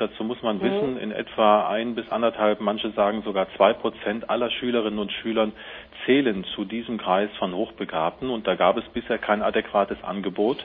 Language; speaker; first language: German; native; German